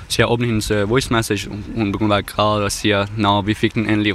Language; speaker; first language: Danish; non-native, fluent; Persian